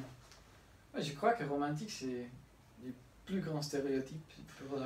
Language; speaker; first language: French; non-native, learner; Spanish